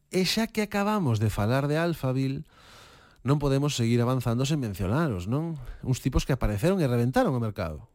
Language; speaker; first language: Galician; native; Galician